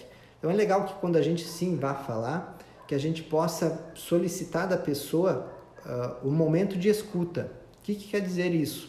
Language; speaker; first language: Portuguese; native; Portuguese